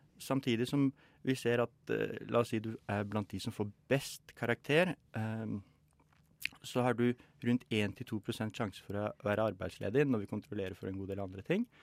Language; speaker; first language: Norwegian; native; Norwegian